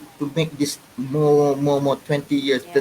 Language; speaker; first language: English; non-native, local second language; Malay